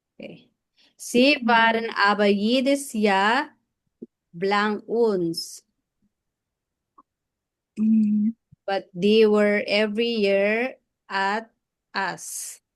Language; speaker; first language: German; non-native, fluent; Filipino